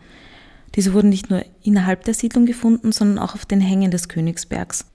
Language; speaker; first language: German; native; German